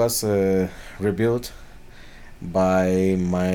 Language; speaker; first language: English; non-native, fluent; Spanish